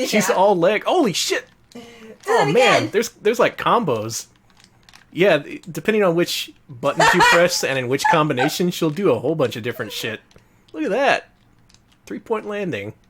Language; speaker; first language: English; native; English